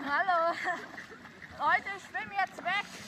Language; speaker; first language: German; early bilingual, other home language; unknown